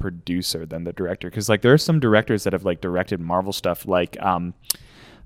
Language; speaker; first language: English; native; English